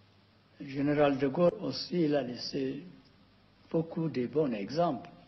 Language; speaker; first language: French; non-native, fluent; Amharic